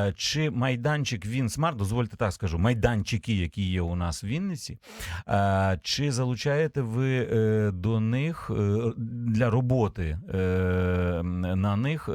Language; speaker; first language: Ukrainian; native; Ukrainian